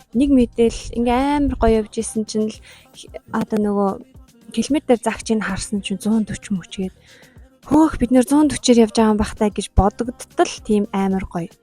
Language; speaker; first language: Mongolian; non-native, local second language; Kazakh